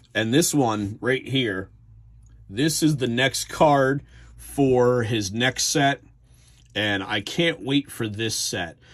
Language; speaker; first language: English; native; English